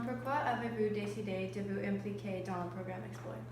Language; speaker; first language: French; non-native, fluent; English